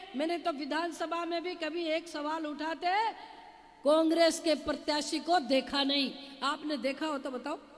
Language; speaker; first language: Hindi; native; Hindi